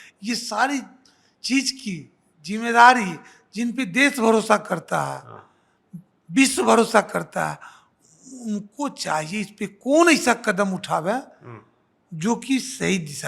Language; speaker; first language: Hindi; native; Hindi